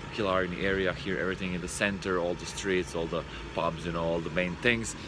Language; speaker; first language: English; non-native, fluent; Croatian